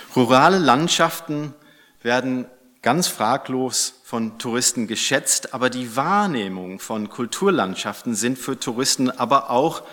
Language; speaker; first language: German; non-native, fluent; English